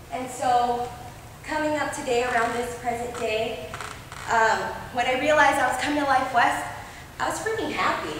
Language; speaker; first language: English; native; English